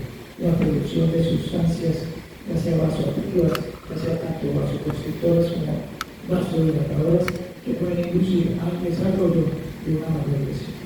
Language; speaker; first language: Spanish; native; Spanish